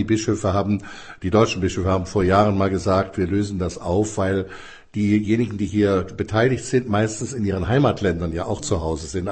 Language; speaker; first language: German; native; German